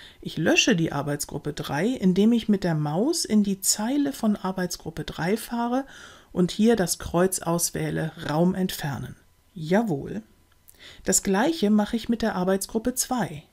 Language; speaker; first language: German; native; German